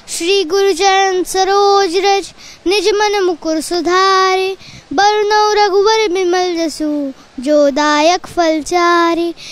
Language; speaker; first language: Hindi; native; Hindi